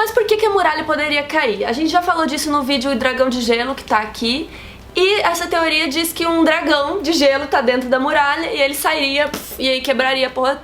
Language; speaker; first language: Portuguese; native; Portuguese